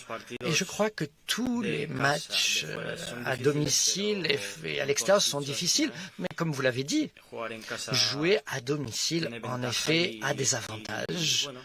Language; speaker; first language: French; non-native, fluent; Spanish